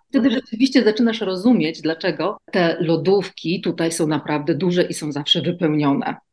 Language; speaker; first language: Polish; native; Polish